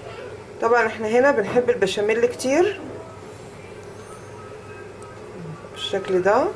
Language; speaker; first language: Arabic; native; Arabic